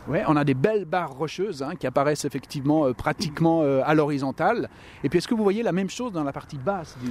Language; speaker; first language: French; native; French